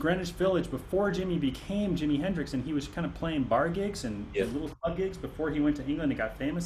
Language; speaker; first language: English; native; English